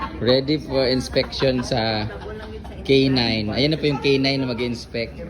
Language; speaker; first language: Filipino; non-native, local second language; Cebuano